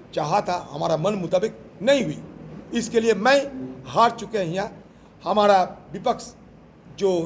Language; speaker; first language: Hindi; non-native, local second language; Bangla